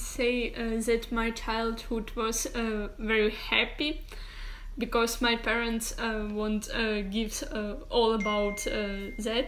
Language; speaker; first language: English; non-native, learner; Ukrainian